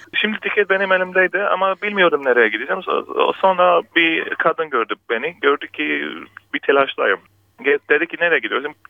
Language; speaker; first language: Turkish; early bilingual, heritage; Turkish